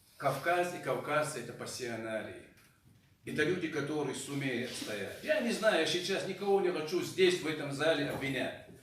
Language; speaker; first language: Russian; non-native, local second language; Chechen